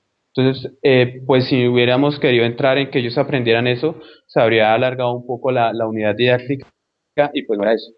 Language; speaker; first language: Spanish; native; Spanish